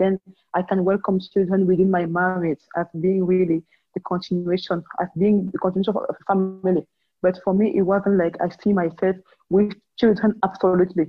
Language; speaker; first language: English; non-native, local second language; French